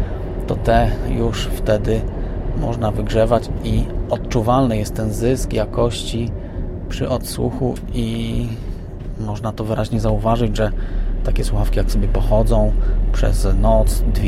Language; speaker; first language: Polish; native; Polish